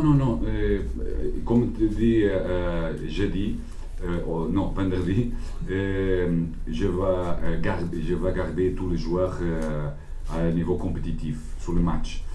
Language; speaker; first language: French; non-native, learner; Portuguese